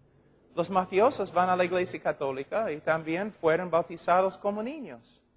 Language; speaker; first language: Spanish; non-native, fluent; English